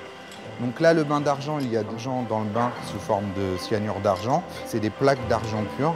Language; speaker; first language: French; native; French